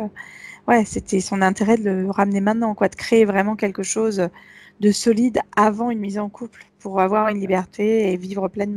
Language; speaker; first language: French; native; French